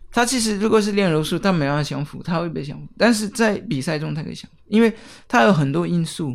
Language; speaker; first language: Chinese; non-native, fluent; French